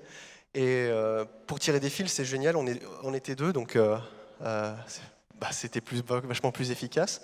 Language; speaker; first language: French; native; French